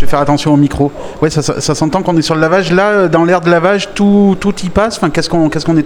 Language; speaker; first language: French; native; French